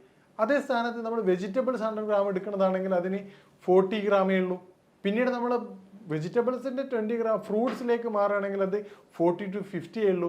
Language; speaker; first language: Malayalam; native; Malayalam